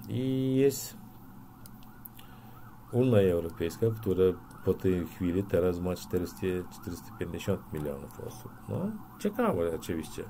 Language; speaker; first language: Polish; non-native, learner; Turkmen